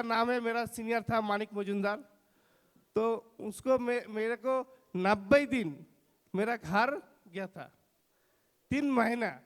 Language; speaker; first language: Hindi; non-native, local second language; Bangla